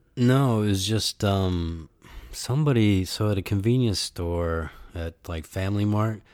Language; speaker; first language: English; native; English